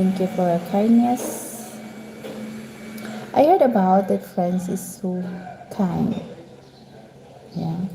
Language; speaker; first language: English; non-native, learner; Cebuano